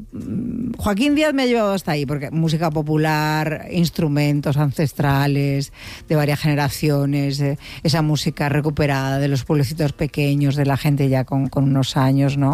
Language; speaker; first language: Spanish; native; Spanish